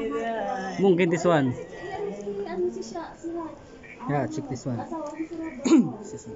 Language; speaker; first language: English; non-native, learner; Filipino